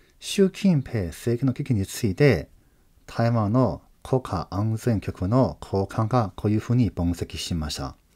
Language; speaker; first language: Japanese; non-native, fluent; Chinese